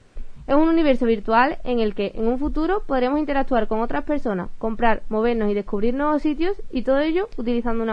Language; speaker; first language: Spanish; native; Spanish